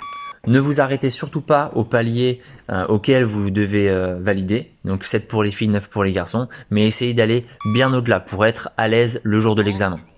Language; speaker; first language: French; native; French